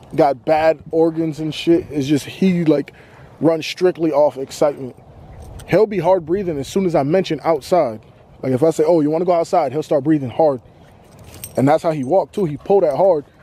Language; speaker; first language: English; native; English